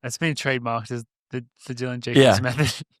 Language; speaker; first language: English; native; English